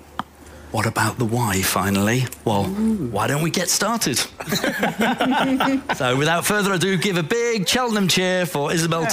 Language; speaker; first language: English; native; English